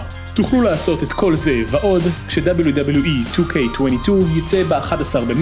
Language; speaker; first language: Hebrew; native; Hebrew